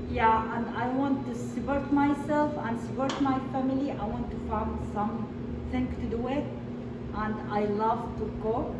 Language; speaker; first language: English; non-native, learner; Arabic